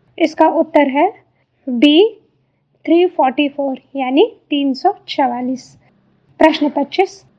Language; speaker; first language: Hindi; native; Hindi